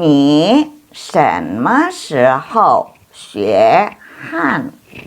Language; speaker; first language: Chinese; non-native, fluent; Indonesian